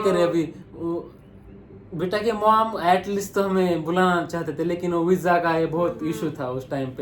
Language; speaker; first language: Hindi; non-native, local second language; Marathi